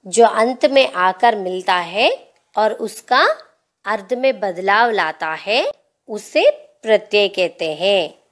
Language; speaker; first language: Hindi; non-native, local second language; Telugu